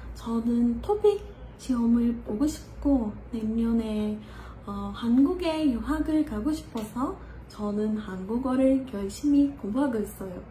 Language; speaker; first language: Korean; non-native, learner; Portuguese